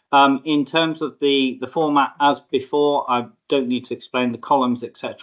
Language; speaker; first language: English; native; English